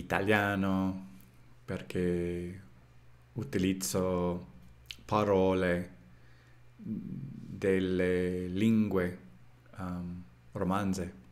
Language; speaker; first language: Italian; non-native, learner; English